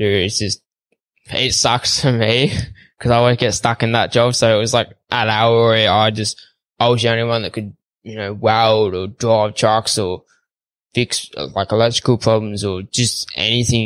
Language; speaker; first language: English; native; English